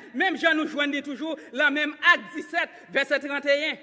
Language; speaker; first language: French; non-native, local second language; Haitian Creole